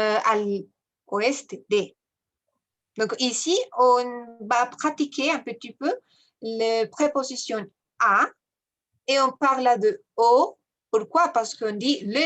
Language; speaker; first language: French; non-native, fluent; Spanish